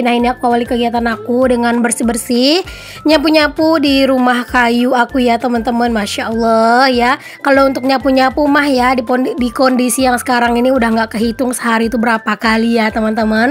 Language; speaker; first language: Indonesian; native; Indonesian